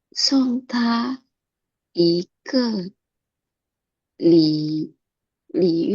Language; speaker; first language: Chinese; non-native, learner; Indonesian